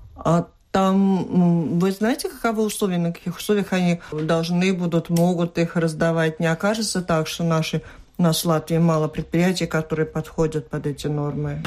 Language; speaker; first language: Russian; native; Russian